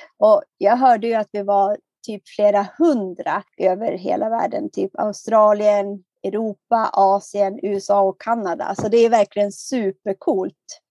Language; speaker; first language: Swedish; native; Swedish